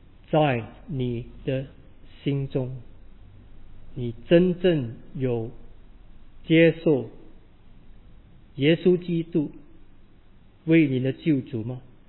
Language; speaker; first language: Chinese; non-native, learner; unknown